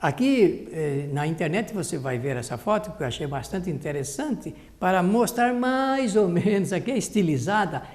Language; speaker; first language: Portuguese; native; Portuguese